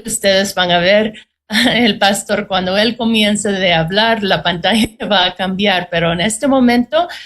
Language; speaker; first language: Spanish; non-native, fluent; English